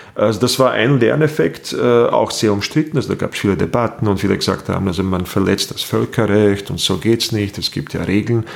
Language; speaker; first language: German; non-native, fluent; Bosnian